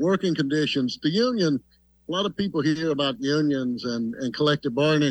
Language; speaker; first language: English; native; English